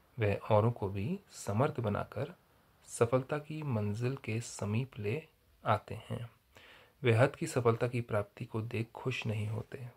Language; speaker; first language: Hindi; native; Hindi